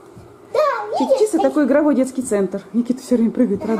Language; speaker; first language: Russian; native; Russian